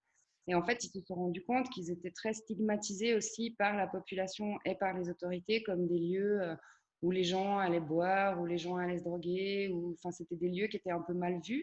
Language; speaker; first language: French; native; French